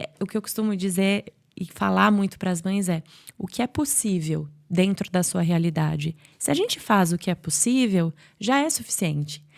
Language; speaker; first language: Portuguese; native; Portuguese